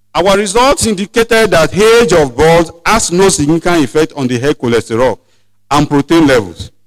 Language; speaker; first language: English; non-native, local second language; Yoruba